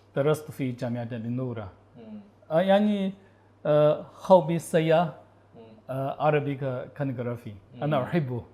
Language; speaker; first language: Arabic; non-native, learner; Chinese